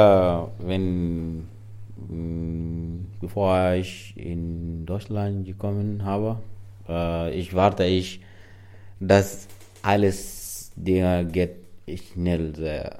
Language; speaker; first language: German; non-native, learner; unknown